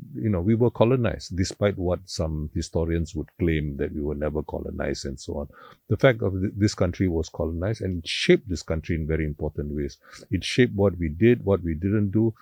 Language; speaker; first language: English; non-native, local second language; Tamil